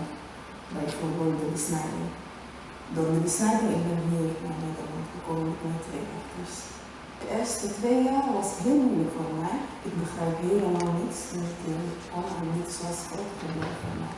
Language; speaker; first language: Dutch; non-native, learner; Arabic